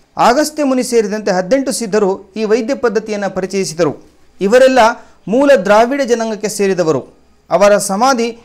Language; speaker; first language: Kannada; native; Kannada